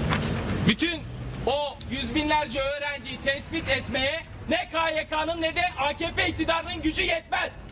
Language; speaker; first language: Turkish; native; Turkish